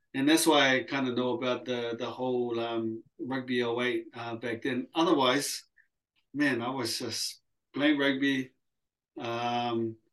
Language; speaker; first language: English; early bilingual, other home language; Samoan